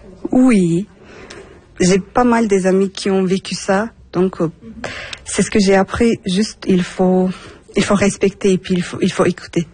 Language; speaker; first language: French; non-native, fluent; Turkish